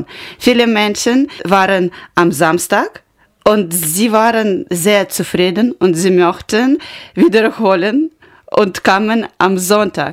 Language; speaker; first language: German; non-native, learner; Ukrainian